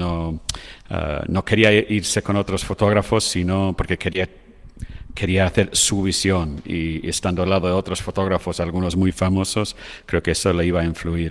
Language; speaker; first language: Spanish; non-native, fluent; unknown